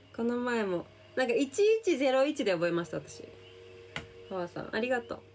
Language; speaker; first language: Japanese; native; Japanese